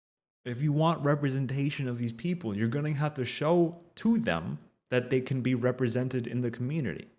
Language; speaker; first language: English; native; English